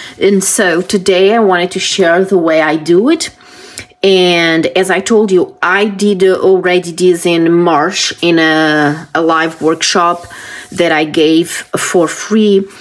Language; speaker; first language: English; non-native, fluent; Portuguese